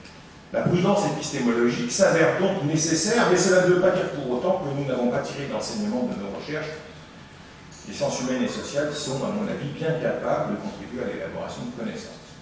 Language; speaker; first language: French; native; French